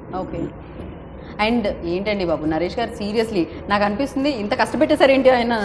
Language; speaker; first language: Telugu; native; Telugu